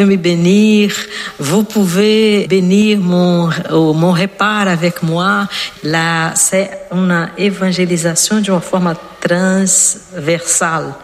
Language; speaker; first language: French; non-native, fluent; Portuguese